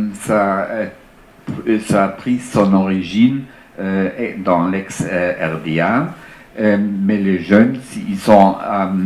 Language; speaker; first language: French; non-native, fluent; German